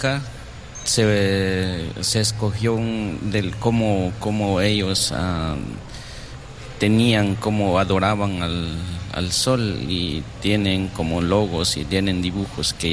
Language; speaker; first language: Spanish; non-native, local second language; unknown